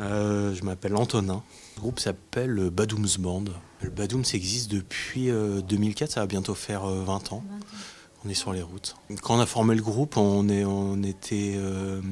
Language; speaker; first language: French; native; French